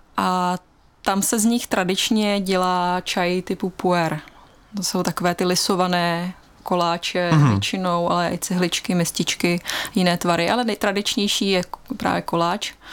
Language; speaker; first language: Czech; native; Czech